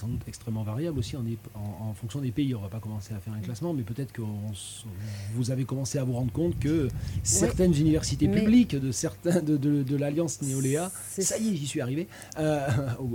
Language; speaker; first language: French; native; French